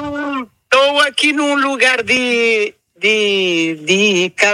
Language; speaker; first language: Portuguese; non-native, local second language; Kabuverdianu